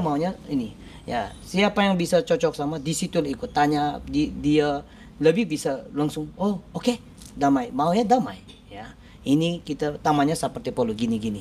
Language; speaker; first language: Indonesian; non-native, learner; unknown